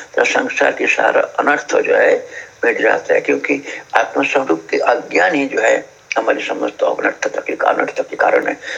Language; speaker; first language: Hindi; native; Hindi